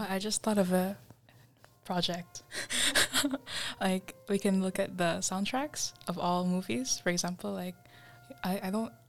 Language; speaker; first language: English; non-native, fluent; Indonesian